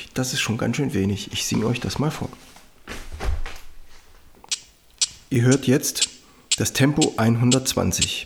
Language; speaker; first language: German; native; German